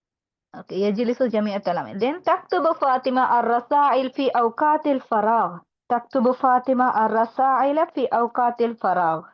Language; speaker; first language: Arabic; non-native, fluent; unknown